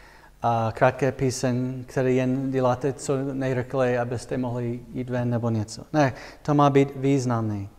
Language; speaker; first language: Czech; non-native, fluent; English